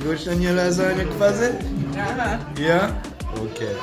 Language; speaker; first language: Portuguese; non-native, local second language; Kabuverdianu